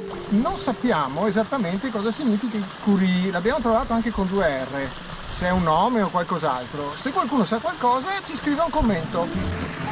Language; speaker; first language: Italian; native; Italian